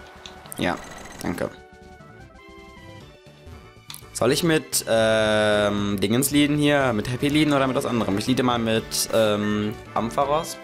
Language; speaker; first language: German; native; German